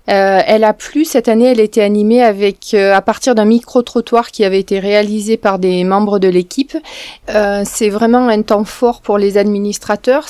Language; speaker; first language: French; native; French